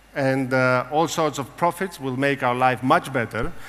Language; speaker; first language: English; non-native, fluent; Greek